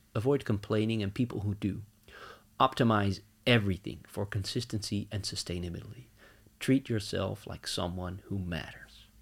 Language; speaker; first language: English; non-native, fluent; Dutch